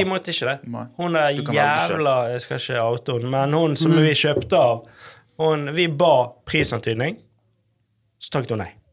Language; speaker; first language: Norwegian; native; Norwegian